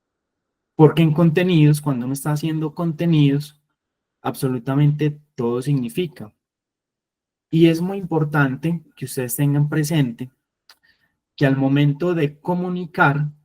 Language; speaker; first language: Spanish; native; Spanish